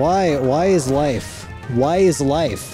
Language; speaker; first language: English; native; English